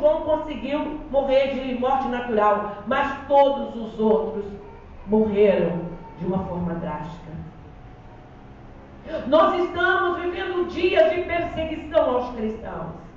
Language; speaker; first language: Portuguese; native; Portuguese